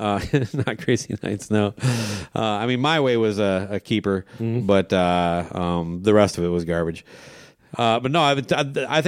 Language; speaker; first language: English; native; English